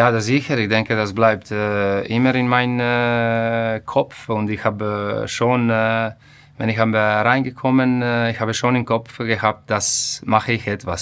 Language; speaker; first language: German; non-native, fluent; Croatian